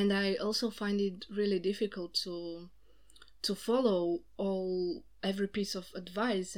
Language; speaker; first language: English; non-native, fluent; Slovak